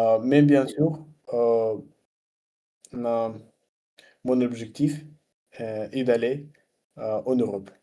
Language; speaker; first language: French; non-native, learner; Russian